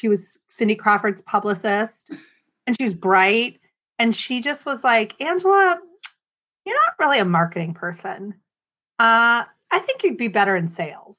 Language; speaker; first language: English; native; English